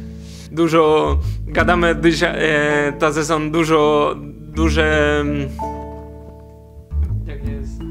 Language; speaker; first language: Polish; non-native, learner; Spanish